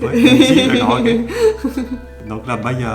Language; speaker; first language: French; native; French